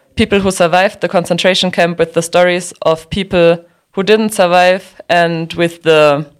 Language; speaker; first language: English; non-native, fluent; German